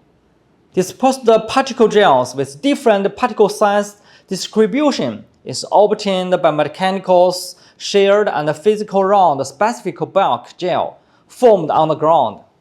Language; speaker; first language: English; non-native, fluent; Chinese